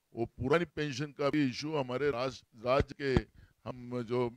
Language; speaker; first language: Hindi; non-native, local second language; Marathi